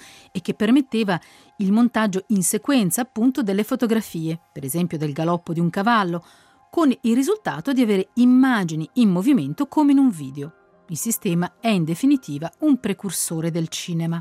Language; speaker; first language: Italian; native; Italian